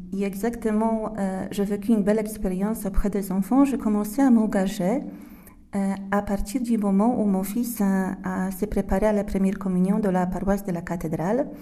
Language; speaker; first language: French; non-native, fluent; Polish